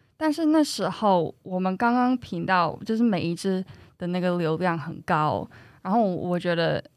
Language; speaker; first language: Chinese; non-native, fluent; English